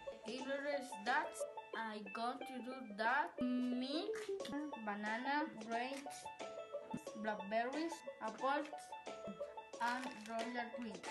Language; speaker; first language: English; non-native, learner; Spanish